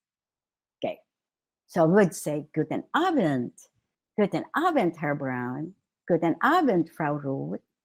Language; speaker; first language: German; non-native, fluent; Filipino